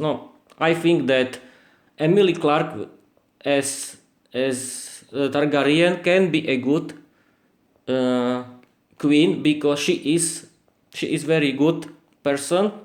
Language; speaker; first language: English; non-native, learner; Slovak